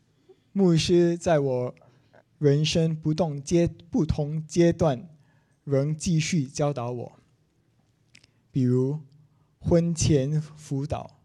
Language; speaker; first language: Chinese; non-native, local second language; English